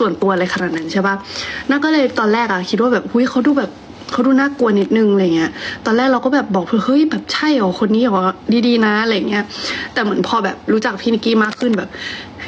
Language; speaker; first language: Thai; native; Thai